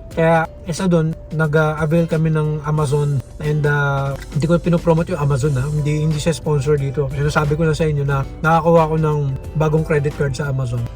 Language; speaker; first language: Filipino; native; Filipino